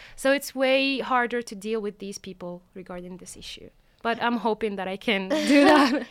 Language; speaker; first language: English; non-native, fluent; Arabic